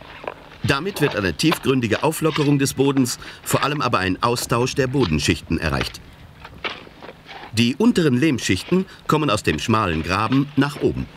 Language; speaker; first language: German; native; German